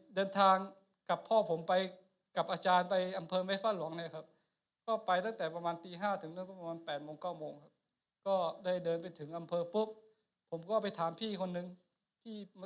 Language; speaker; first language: Thai; non-native, local second language; Akha